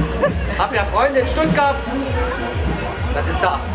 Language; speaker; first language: German; native; German